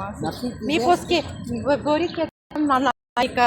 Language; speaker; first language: Greek; non-native, learner; Armenian